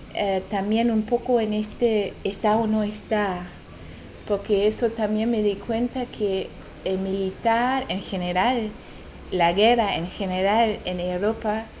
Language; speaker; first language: Spanish; non-native, fluent; German